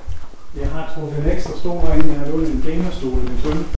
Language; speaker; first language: Danish; native; Danish